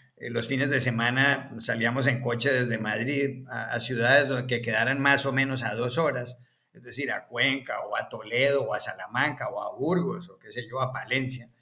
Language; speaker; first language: Spanish; native; Spanish